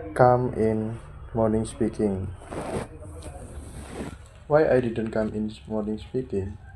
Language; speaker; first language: English; non-native, learner; Indonesian